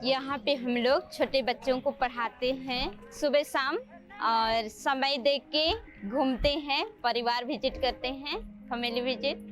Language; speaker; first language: Hindi; non-native, local second language; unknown